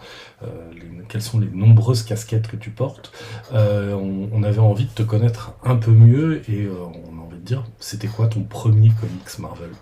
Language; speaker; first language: French; native; French